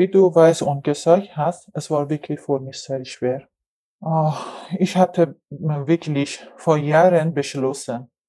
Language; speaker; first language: German; non-native, learner; Persian